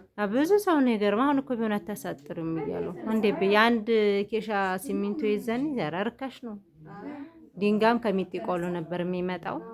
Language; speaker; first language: Amharic; native; Amharic